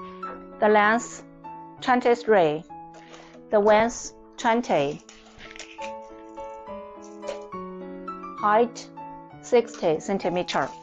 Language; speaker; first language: English; non-native, learner; Chinese